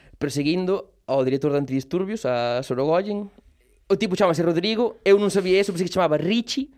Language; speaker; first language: Galician; non-native, local second language; Spanish